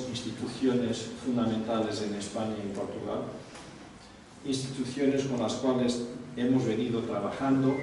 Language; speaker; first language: Spanish; non-native, fluent; Portuguese